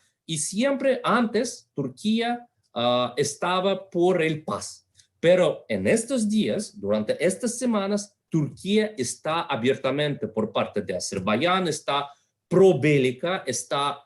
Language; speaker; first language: Spanish; non-native, fluent; Russian